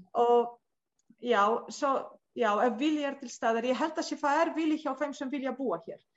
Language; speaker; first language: Icelandic; non-native, fluent; Polish